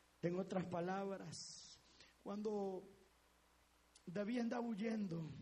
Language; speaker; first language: Spanish; native; Spanish